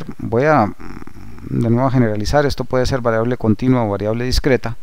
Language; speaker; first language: Spanish; native; Spanish